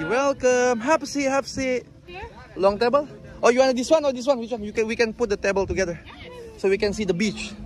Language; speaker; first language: English; non-native, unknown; Indonesian